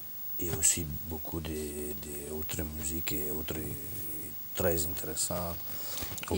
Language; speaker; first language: French; non-native, fluent; Italian